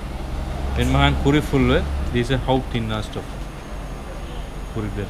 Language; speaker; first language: German; non-native, learner; Sinhala